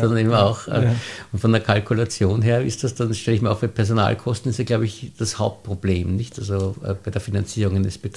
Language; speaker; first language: German; native; German